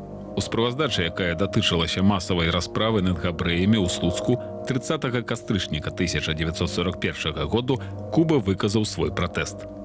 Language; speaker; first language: Belarusian; native; Belarusian